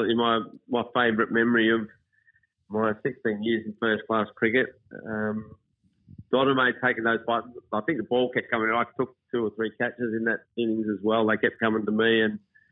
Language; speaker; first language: English; native; English